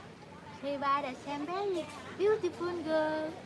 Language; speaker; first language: English; non-native, learner; Vietnamese